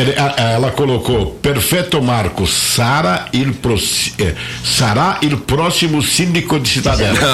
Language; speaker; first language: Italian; non-native, learner; Portuguese